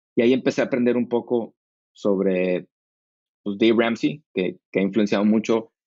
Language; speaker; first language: Spanish; native; Spanish